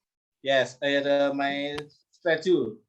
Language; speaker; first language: English; non-native, learner; Indonesian